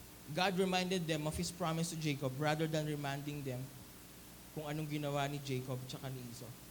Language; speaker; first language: English; non-native, local second language; Filipino